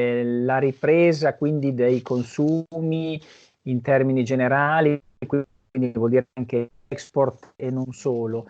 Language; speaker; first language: Italian; native; Italian